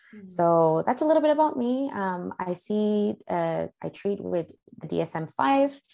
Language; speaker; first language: English; early bilingual, other home language; Spanish